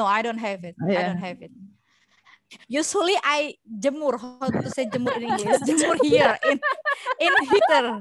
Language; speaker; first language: English; non-native, learner; Indonesian